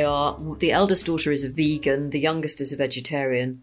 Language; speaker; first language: English; native; English